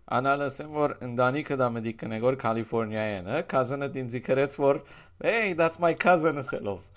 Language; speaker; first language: Armenian; early bilingual, heritage; Armenian